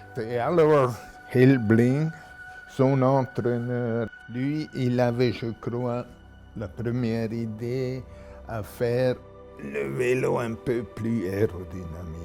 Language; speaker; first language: French; non-native, local second language; German